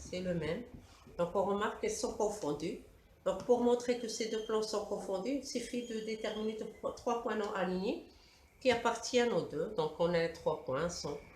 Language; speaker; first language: French; non-native, local second language; Arabic